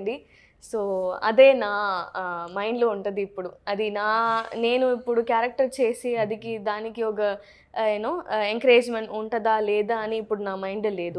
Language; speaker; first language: Telugu; non-native, learner; Tamil